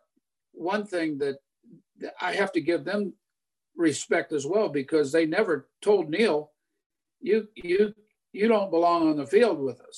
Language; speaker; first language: English; native; English